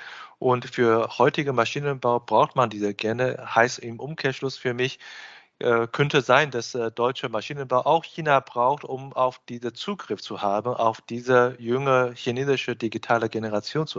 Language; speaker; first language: German; non-native, fluent; Chinese